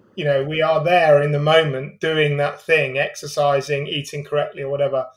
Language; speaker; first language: English; native; English